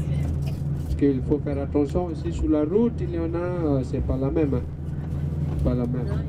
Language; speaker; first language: French; non-native, learner; Balinese